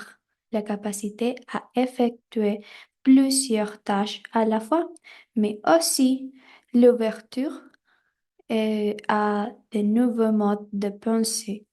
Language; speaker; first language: French; non-native, fluent; Spanish